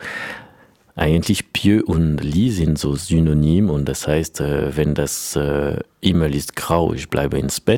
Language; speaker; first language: German; non-native, learner; French